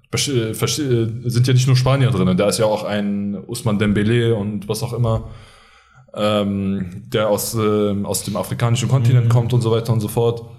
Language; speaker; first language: German; early bilingual, other home language; Arabic